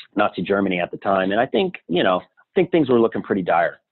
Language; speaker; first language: English; native; English